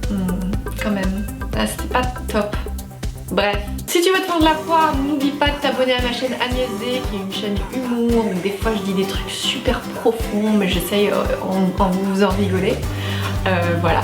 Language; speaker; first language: French; native; French